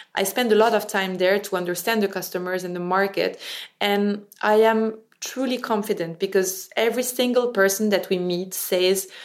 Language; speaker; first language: English; non-native, fluent; French